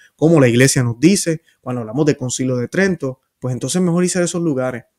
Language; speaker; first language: Spanish; native; Spanish